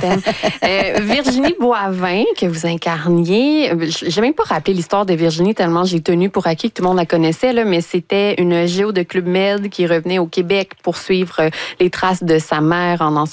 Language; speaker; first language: French; native; French